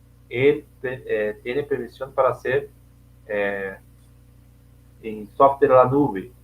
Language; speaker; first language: Spanish; non-native, learner; Portuguese